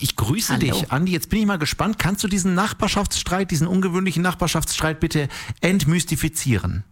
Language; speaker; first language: German; native; German